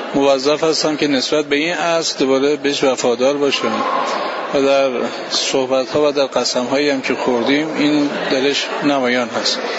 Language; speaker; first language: Persian; native; Persian